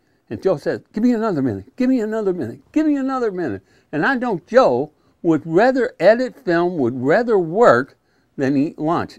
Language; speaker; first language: English; native; English